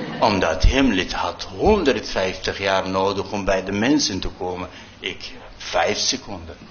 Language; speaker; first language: Dutch; non-native, fluent; Arabic